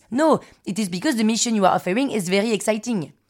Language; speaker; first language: English; early bilingual, other home language; French